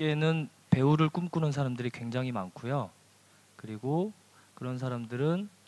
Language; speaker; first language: Korean; native; Korean